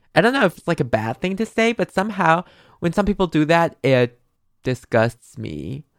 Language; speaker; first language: English; non-native, fluent; Chinese